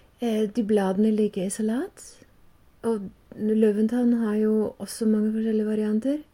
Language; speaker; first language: Norwegian; non-native, fluent; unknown